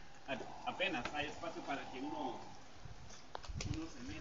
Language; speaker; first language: Spanish; native; Spanish